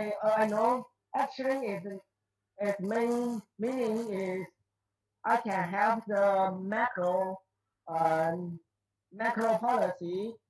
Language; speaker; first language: English; non-native, learner; Chinese